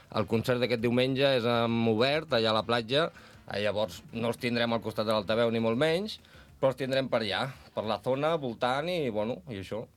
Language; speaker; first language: Catalan; non-native, local second language; Spanish